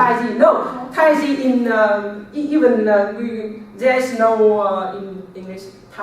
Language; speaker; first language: English; non-native, learner; Vietnamese